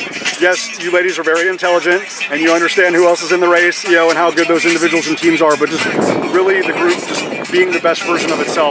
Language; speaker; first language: English; native; English